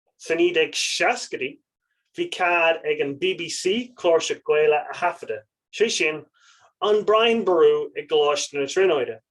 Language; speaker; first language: Irish; non-native, local second language; English